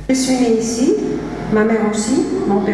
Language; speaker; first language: French; early bilingual, heritage; Greek